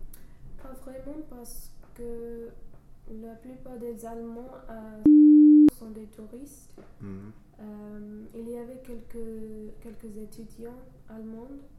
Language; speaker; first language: French; non-native, fluent; English